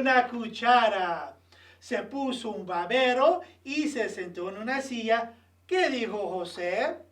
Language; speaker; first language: Spanish; early bilingual, other home language; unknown